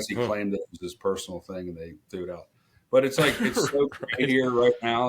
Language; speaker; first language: English; native; English